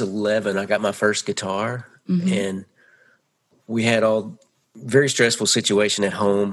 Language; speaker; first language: English; native; English